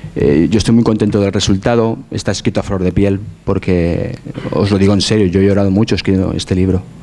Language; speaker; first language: Spanish; native; Spanish